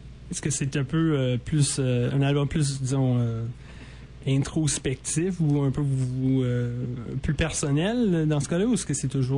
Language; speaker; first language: French; native; French